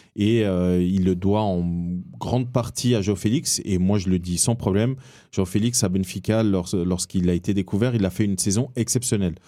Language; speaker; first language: French; early bilingual, other home language; Portuguese